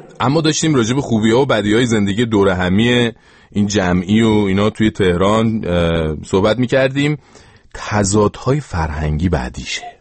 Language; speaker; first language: Persian; native; Persian